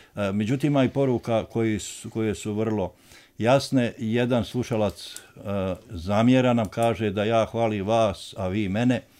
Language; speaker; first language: Serbian; native; Serbian